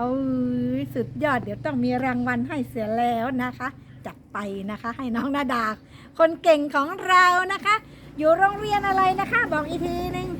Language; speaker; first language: Thai; native; Thai